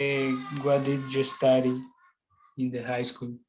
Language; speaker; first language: English; non-native, learner; Spanish